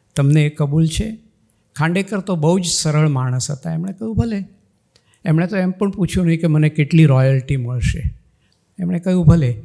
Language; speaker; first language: Gujarati; non-native, local second language; Marathi